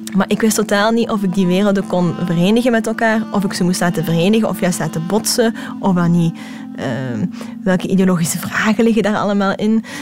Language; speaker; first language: Dutch; native; Dutch